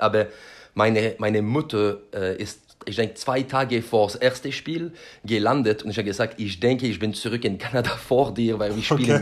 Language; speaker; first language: German; non-native, learner; French